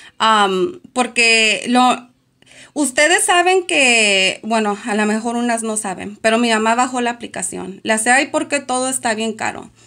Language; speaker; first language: Spanish; early bilingual, heritage; Spanish